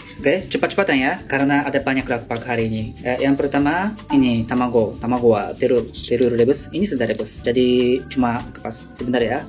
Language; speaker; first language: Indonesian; non-native, learner; Japanese